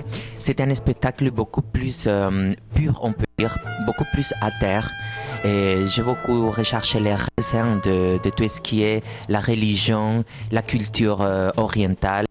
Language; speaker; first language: French; non-native, fluent; Spanish